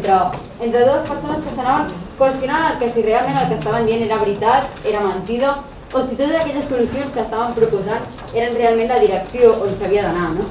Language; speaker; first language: Catalan; native; Catalan